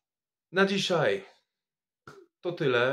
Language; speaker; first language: Polish; non-native, fluent; French